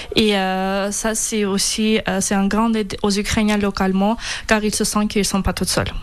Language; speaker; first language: French; non-native, fluent; Ukrainian